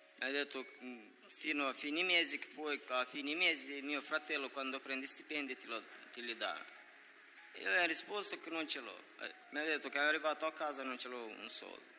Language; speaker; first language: Italian; non-native, learner; Romanian